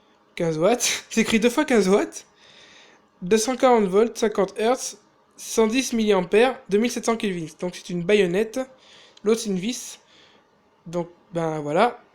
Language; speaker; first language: French; native; French